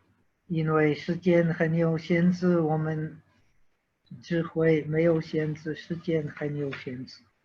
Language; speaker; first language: Chinese; non-native, fluent; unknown